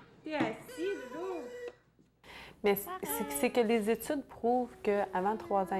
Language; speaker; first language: French; native; French